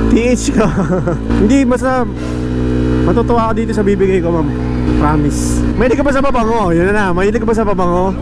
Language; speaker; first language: Filipino; native; Filipino